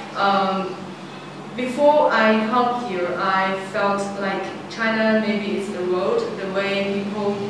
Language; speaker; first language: English; non-native, fluent; Chinese